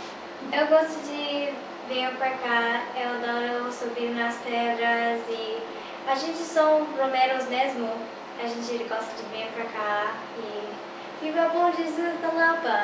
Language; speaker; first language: Portuguese; early bilingual, heritage; English